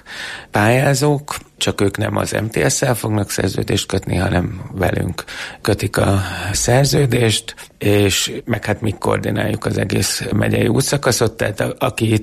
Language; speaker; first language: Hungarian; native; Hungarian